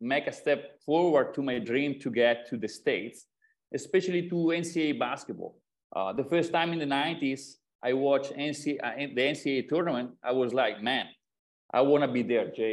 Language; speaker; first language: English; non-native, fluent; Italian